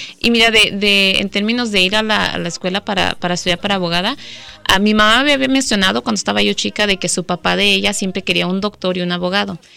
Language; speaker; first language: Spanish; early bilingual, heritage; Spanish